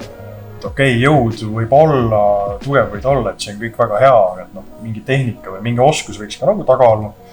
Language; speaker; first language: Estonian; native; Estonian